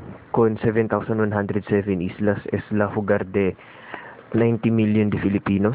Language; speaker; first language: Spanish; non-native, learner; Filipino